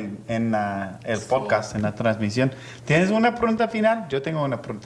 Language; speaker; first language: Spanish; non-native, fluent; English